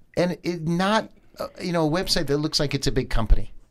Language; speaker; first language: English; native; English